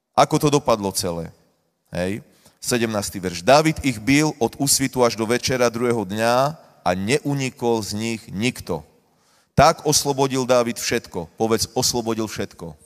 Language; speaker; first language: Slovak; native; Slovak